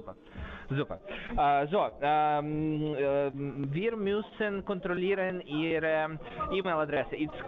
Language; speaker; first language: German; non-native, learner; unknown